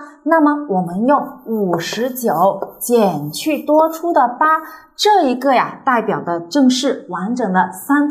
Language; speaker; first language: Chinese; native; Chinese